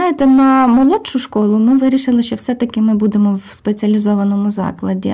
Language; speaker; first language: Ukrainian; native; Ukrainian